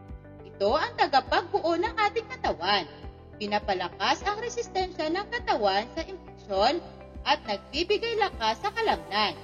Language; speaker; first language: Filipino; native; Filipino